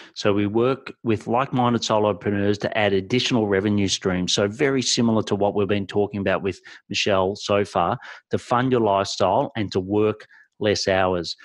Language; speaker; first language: English; native; English